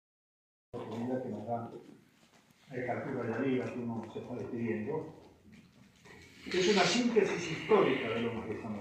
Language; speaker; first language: Spanish; native; Spanish